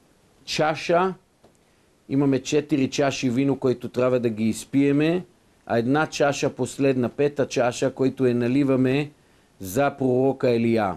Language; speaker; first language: Bulgarian; non-native, fluent; Hebrew